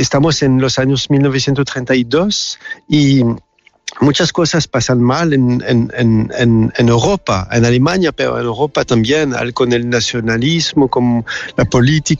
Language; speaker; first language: Spanish; non-native, learner; French